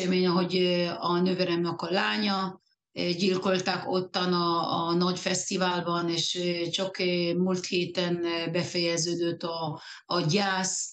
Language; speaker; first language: Hungarian; early bilingual, heritage; Hungarian